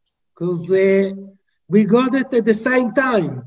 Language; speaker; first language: English; non-native, fluent; Hebrew